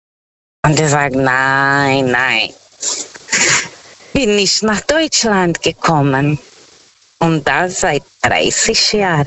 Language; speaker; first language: German; non-native, fluent; Portuguese